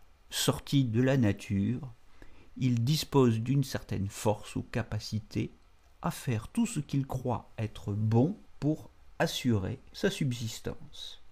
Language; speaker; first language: French; native; French